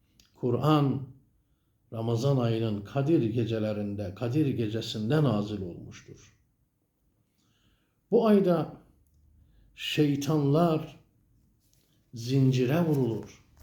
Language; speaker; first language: Turkish; native; Turkish